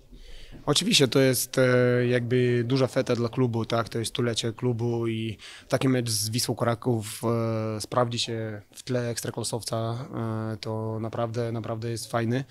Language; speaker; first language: Polish; non-native, fluent; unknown